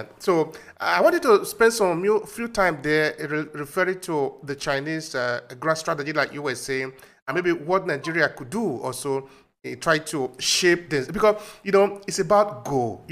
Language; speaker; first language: English; non-native, local second language; Esan